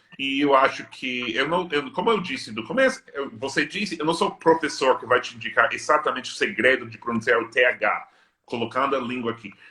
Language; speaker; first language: Portuguese; non-native, fluent; English